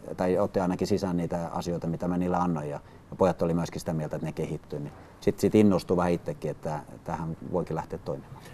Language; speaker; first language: Finnish; early bilingual, other home language; Swedish